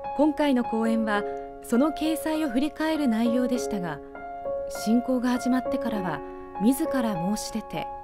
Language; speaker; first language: Japanese; native; Japanese